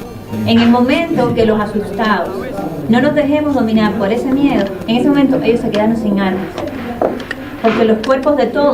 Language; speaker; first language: Spanish; native; Spanish